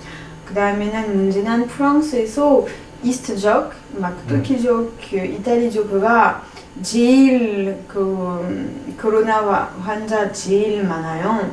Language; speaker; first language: Korean; non-native, learner; French